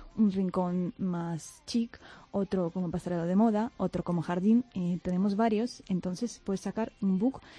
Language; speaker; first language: Spanish; non-native, fluent; Russian